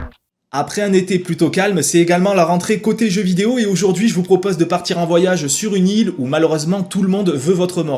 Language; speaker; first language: French; native; French